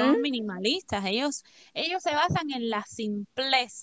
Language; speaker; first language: Spanish; native; Spanish